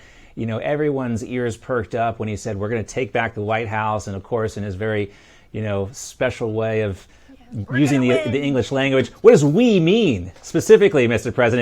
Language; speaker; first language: English; native; English